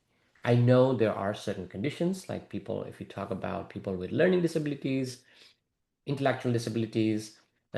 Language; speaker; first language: English; non-native, fluent; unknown